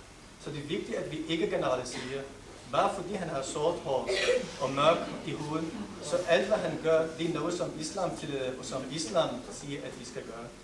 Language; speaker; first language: Danish; non-native, local second language; Arabic